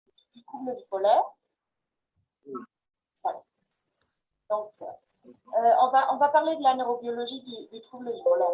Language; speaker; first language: French; non-native, fluent; Spanish